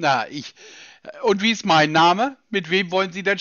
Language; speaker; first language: German; native; German